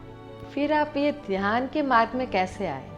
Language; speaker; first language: Hindi; native; Hindi